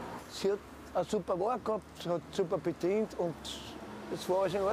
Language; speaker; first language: German; native; German